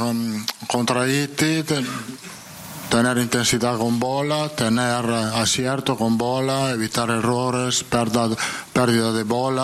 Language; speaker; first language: Portuguese; non-native, learner; Italian